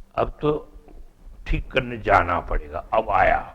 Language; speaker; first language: Hindi; non-native, local second language; Gujarati